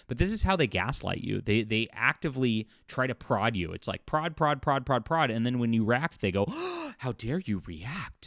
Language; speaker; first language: English; native; English